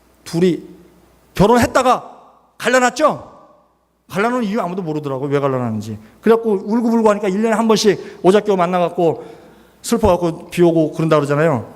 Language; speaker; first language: Korean; native; Korean